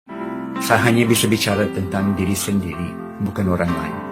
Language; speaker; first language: Indonesian; non-native, fluent; English